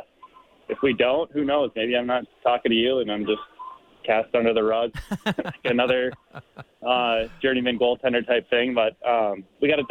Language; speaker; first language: English; native; English